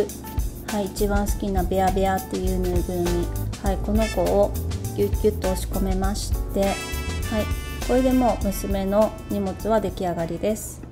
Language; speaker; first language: Japanese; native; Japanese